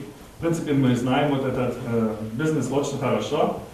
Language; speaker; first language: Russian; non-native, learner; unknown